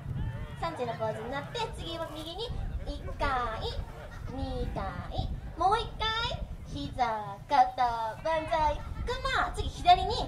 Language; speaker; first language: Japanese; native; Japanese